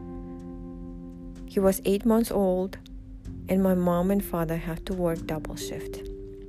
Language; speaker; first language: English; non-native, fluent; Russian